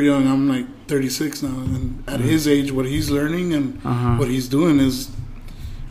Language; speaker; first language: English; early bilingual, other home language; Spanish